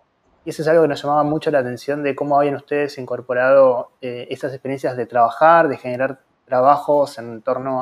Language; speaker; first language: Spanish; native; Spanish